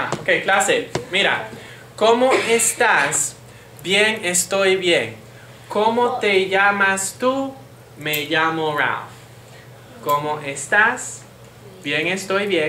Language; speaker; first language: Spanish; non-native, fluent; English